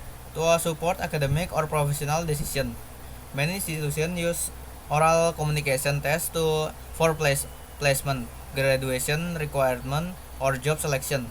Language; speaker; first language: English; non-native, learner; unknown